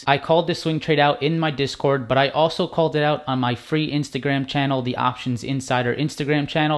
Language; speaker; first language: English; native; English